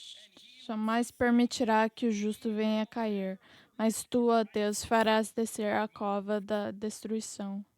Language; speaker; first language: Portuguese; non-native, fluent; English